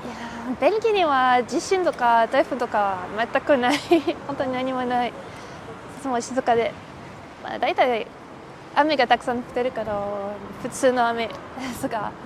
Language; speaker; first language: Japanese; non-native, fluent; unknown